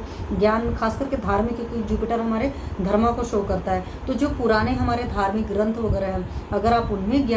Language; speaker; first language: Hindi; native; Hindi